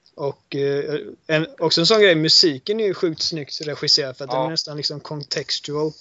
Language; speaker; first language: Swedish; native; Swedish